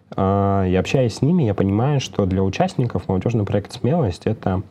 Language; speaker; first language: Russian; native; Russian